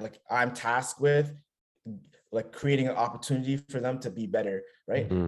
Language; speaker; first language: English; native; English